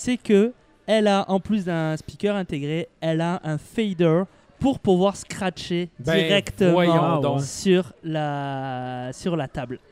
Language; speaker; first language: French; native; French